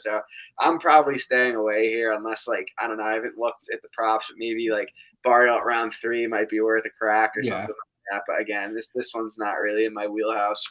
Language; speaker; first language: English; native; English